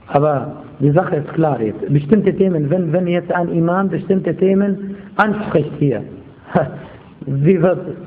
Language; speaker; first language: German; non-native, fluent; Arabic